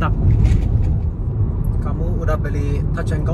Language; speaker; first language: Indonesian; non-native, fluent; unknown